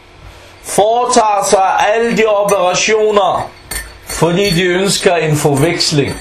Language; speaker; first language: Danish; non-native, fluent; Arabic